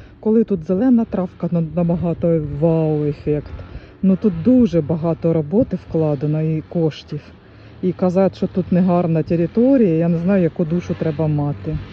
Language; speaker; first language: Ukrainian; non-native, local second language; Russian